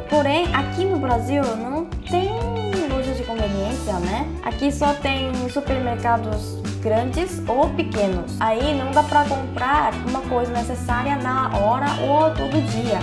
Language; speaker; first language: Portuguese; non-native, fluent; Korean